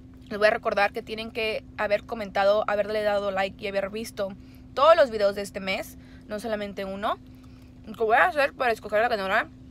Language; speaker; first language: Spanish; early bilingual, heritage; Spanish